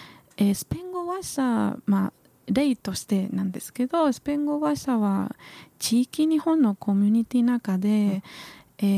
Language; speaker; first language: Japanese; non-native, learner; Spanish